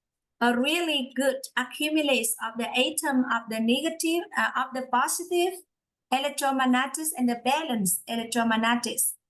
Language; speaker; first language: English; non-native, fluent; Vietnamese